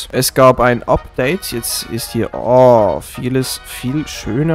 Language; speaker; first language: German; native; German